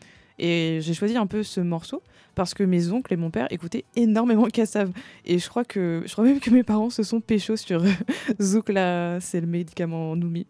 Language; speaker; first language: French; early bilingual, heritage; French